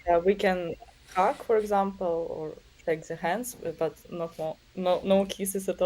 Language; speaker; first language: English; non-native, learner; Russian